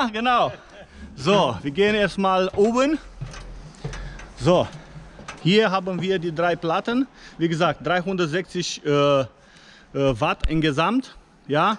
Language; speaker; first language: German; non-native, fluent; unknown